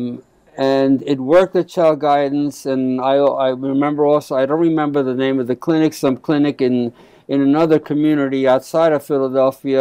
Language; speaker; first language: English; early bilingual, other home language; Spanish